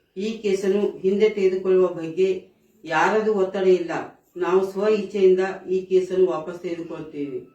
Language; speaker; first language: Kannada; non-native, local second language; Marathi